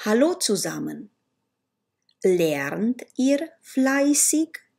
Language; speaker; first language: German; non-native, learner; Romanian